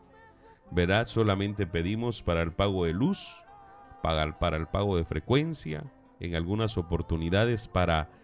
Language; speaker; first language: Spanish; native; Spanish